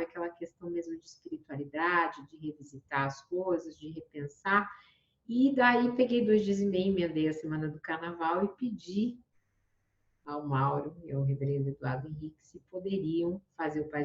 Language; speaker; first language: Portuguese; native; Portuguese